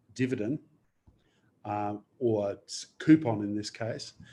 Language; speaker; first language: English; native; English